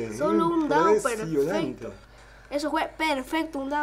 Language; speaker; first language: Spanish; native; Spanish